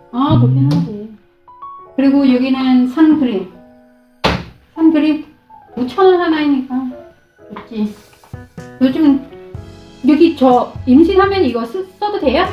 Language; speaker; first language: Korean; non-native, fluent; Vietnamese